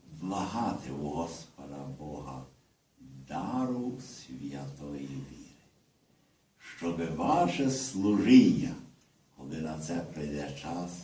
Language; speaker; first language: Ukrainian; early bilingual, heritage; Ukrainian